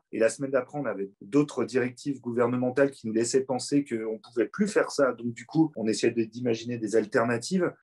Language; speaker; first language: French; native; French